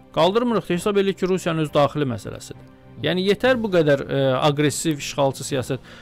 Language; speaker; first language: Azerbaijani; native; Azerbaijani